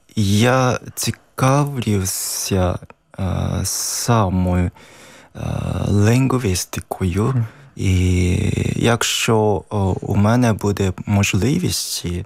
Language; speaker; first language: Ukrainian; non-native, learner; Japanese